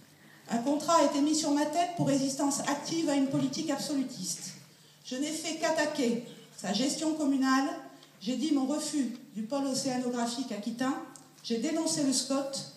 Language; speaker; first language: French; native; French